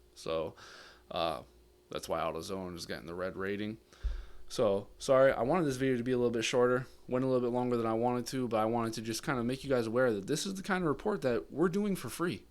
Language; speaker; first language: English; native; English